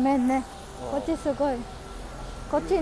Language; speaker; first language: Japanese; non-native, fluent; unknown